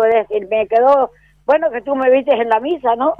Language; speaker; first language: Spanish; native; Spanish